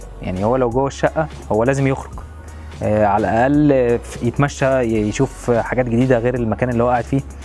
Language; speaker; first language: Arabic; native; Arabic